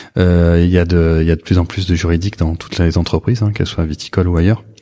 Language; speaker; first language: French; native; French